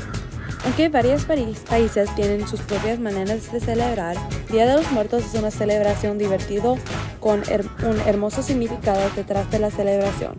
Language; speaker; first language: Spanish; non-native, fluent; English